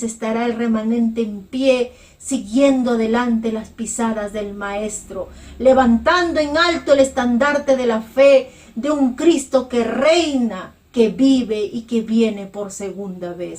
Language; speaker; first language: Spanish; native; Spanish